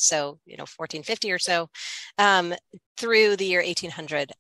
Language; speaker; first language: English; native; English